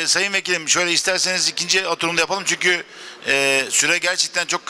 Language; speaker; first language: Turkish; native; Turkish